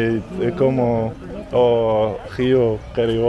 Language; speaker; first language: Portuguese; non-native, learner; Russian